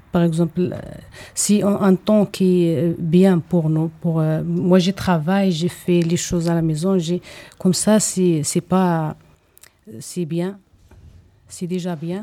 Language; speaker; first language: French; non-native, learner; Arabic